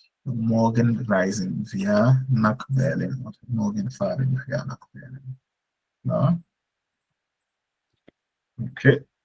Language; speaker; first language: German; non-native, fluent; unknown